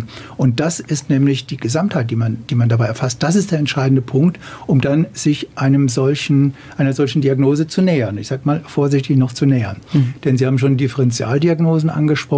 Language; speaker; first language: German; native; German